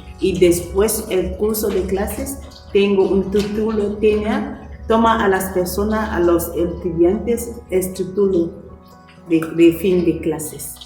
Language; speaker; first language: Spanish; non-native, learner; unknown